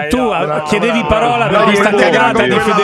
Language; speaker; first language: Italian; native; Italian